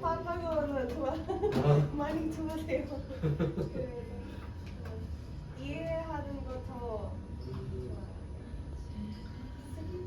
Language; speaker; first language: Korean; non-native, learner; Hindi